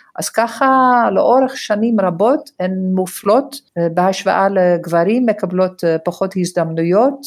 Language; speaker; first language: Hebrew; non-native, fluent; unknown